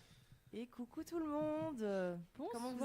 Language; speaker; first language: French; native; French